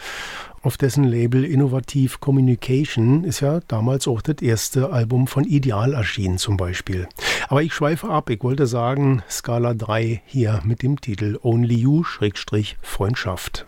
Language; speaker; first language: German; native; German